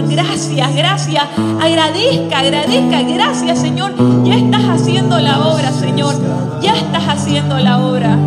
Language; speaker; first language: Spanish; native; Spanish